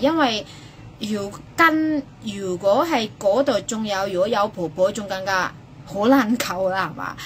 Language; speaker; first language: Cantonese; non-native, fluent; Indonesian